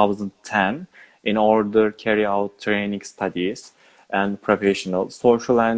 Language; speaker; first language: English; non-native, learner; Turkish